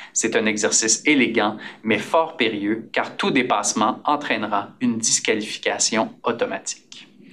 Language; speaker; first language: French; native; French